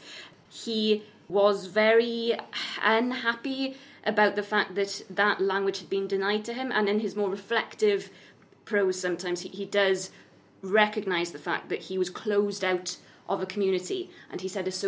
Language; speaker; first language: English; native; English